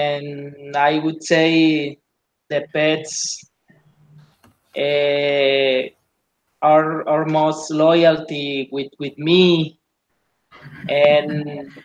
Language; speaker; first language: English; non-native, learner; Spanish